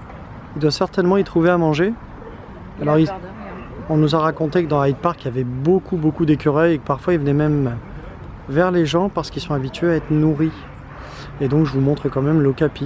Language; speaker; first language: French; native; French